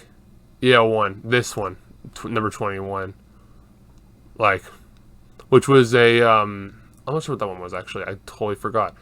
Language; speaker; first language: English; native; English